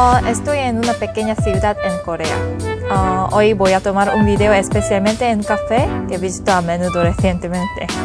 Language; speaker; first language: Spanish; non-native, fluent; Korean